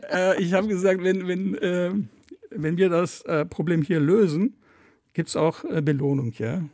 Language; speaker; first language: German; early bilingual, other home language; Turkish